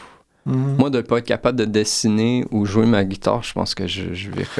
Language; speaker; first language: French; native; French